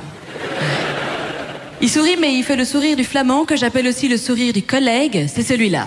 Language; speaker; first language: French; early bilingual, other home language; Persian